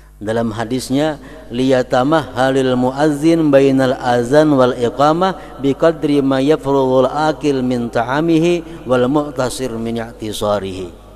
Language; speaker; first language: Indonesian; non-native, local second language; Banjar